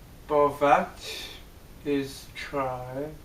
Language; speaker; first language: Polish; early bilingual, heritage; English